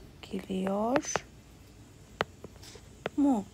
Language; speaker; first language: Turkish; non-native, fluent; Kara-Kalpak